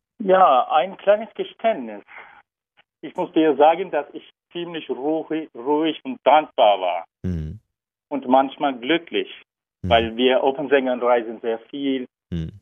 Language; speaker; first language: German; non-native, learner; Turkish